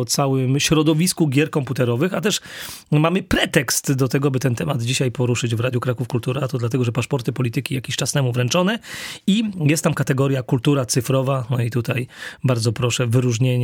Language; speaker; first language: Polish; native; Polish